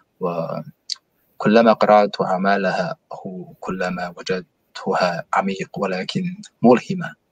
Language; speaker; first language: Arabic; non-native, fluent; Chinese